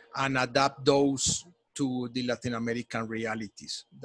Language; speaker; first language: English; non-native, fluent; Spanish